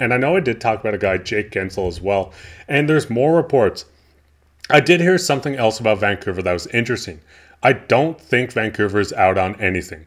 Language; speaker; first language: English; native; English